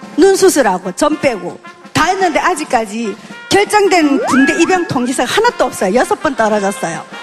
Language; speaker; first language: Korean; native; Korean